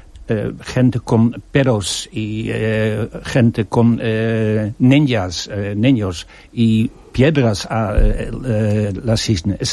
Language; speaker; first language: Spanish; non-native, learner; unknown